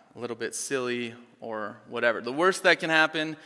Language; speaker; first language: English; native; English